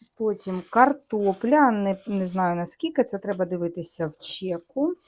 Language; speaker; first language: Ukrainian; native; Ukrainian